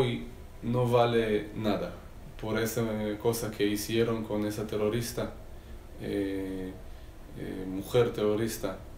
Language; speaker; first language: Spanish; non-native, learner; Hebrew